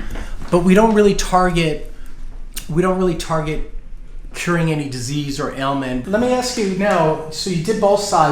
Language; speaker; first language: English; native; English